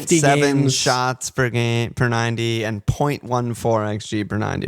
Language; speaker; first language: English; native; English